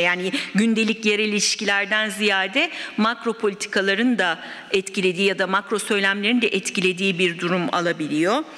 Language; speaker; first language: Turkish; native; Turkish